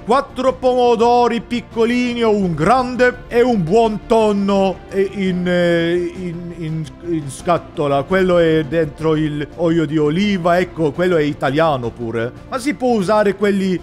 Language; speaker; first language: Italian; non-native, learner; English